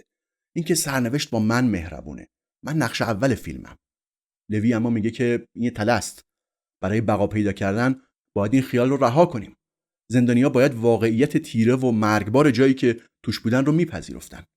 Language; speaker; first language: Persian; native; Persian